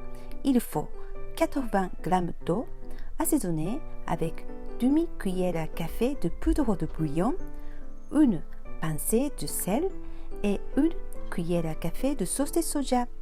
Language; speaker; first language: French; non-native, fluent; Japanese